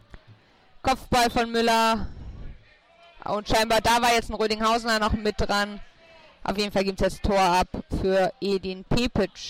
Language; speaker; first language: German; native; German